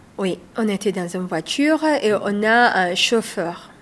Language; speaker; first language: French; non-native, learner; Somali